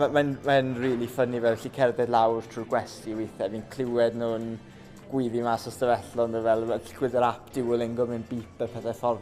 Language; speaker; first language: Welsh; native; Welsh